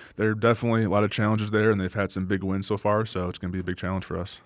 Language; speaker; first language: English; native; English